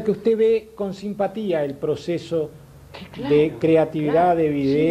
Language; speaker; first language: Spanish; native; Spanish